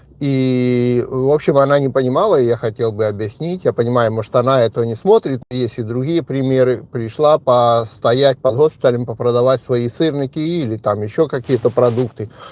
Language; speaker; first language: Russian; native; Russian